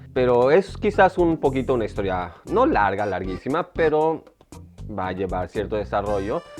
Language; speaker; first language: Spanish; native; Spanish